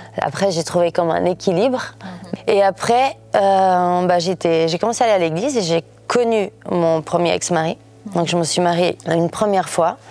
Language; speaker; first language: French; early bilingual, other home language; Portuguese